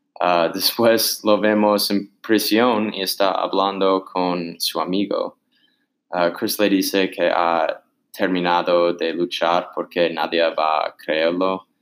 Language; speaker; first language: Spanish; non-native, learner; English